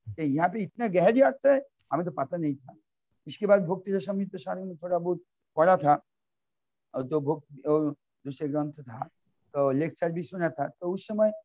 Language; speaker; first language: Hindi; non-native, local second language; Bangla